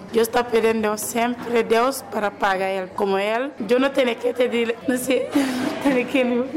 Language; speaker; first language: Spanish; non-native, learner; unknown